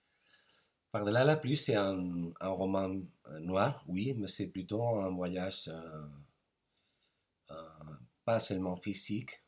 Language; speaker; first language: French; non-native, fluent; Spanish